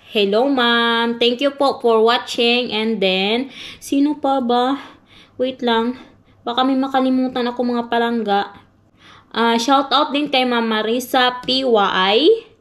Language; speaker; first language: Filipino; non-native, local second language; Cebuano